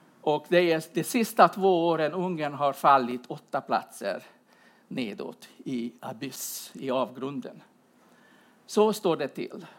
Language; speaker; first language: Swedish; non-native, fluent; Hungarian